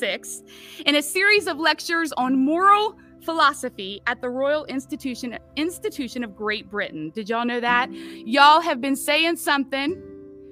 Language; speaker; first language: English; native; English